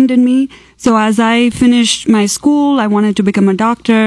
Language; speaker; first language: English; non-native, local second language; Malayalam